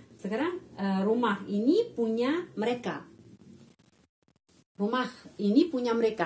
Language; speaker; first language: Indonesian; non-native, fluent; Russian